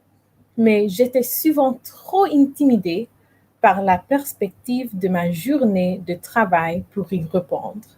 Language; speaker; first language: French; non-native, learner; English